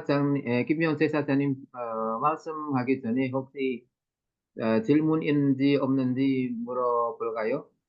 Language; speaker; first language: Korean; non-native, learner; Indonesian